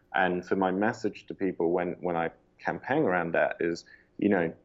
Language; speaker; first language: English; native; English